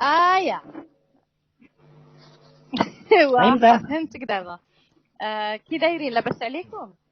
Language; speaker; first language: Arabic; non-native, fluent; Indonesian